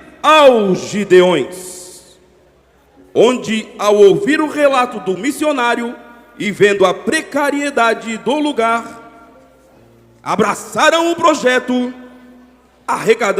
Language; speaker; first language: Portuguese; native; Portuguese